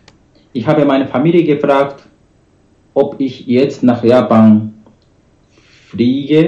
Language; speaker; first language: German; non-native, learner; Japanese